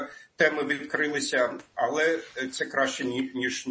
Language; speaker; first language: Ukrainian; non-native, fluent; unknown